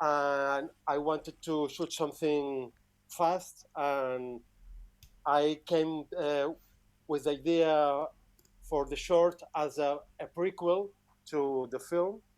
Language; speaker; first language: English; non-native, fluent; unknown